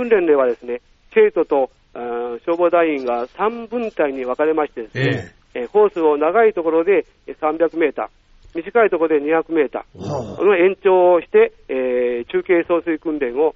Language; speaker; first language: Japanese; native; Japanese